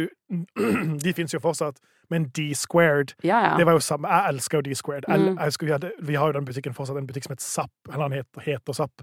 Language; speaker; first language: Norwegian; native; Norwegian